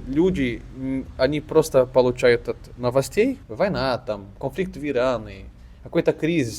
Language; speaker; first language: Russian; non-native, fluent; Portuguese